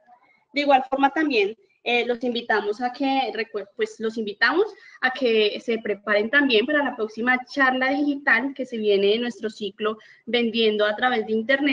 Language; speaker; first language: Spanish; native; Spanish